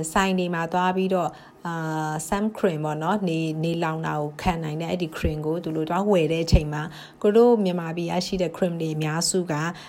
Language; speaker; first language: Burmese; native; Burmese